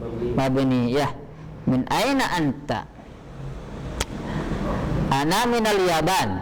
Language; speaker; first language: Arabic; non-native, fluent; Indonesian